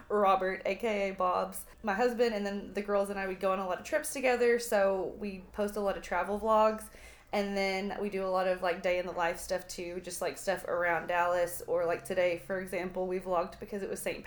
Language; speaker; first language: English; native; English